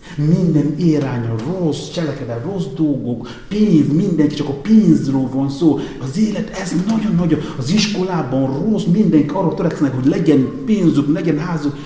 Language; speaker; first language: Hungarian; non-native, fluent; Igbo